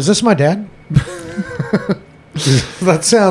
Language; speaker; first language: English; native; English